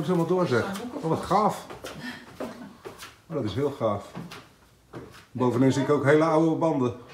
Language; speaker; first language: Dutch; native; Dutch